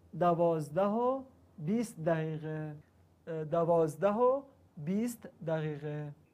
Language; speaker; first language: Persian; non-native, learner; Arabic